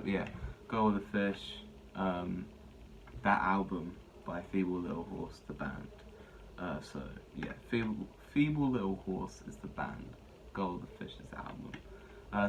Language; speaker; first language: English; native; English